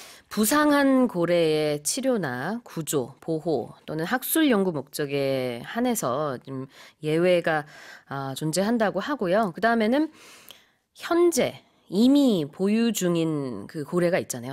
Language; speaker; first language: Korean; native; Korean